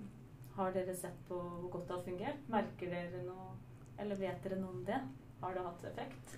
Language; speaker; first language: Norwegian; native; Norwegian